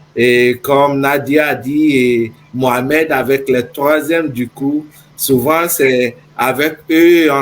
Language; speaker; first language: French; non-native, fluent; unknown